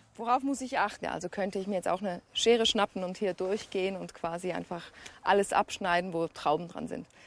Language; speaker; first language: German; native; German